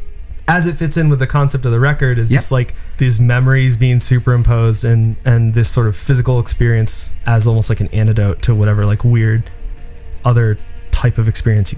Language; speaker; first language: English; early bilingual, other home language; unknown